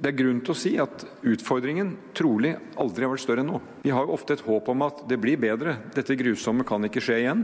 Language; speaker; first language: Norwegian; native; Norwegian